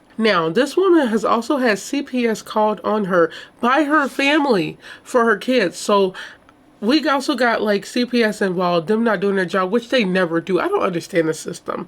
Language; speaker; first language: English; native; English